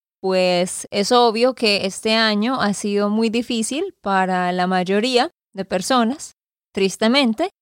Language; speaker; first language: Spanish; native; Spanish